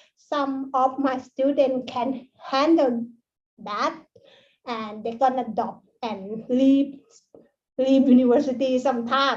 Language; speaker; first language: English; non-native, learner; Thai